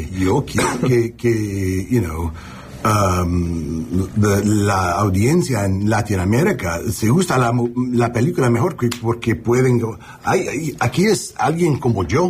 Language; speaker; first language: Spanish; non-native, learner; English